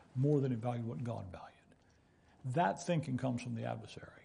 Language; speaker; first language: English; native; English